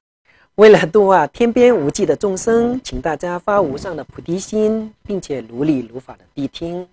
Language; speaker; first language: Chinese; non-native, local second language; Tibetan